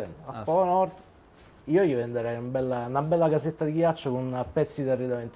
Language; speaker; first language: Italian; native; Italian